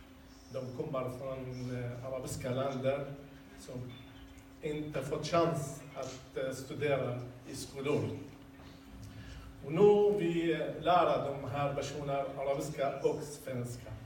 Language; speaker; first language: Swedish; non-native, learner; Arabic